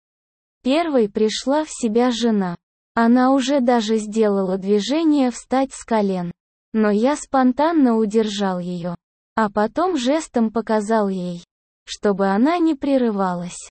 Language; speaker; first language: Russian; native; Russian